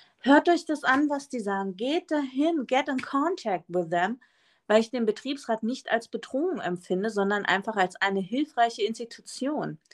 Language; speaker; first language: German; early bilingual, other home language; Spanish